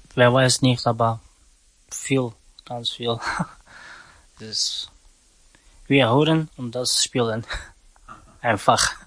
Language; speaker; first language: German; non-native, learner; Romany